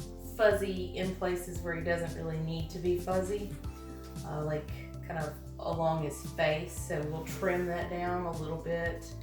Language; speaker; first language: English; native; English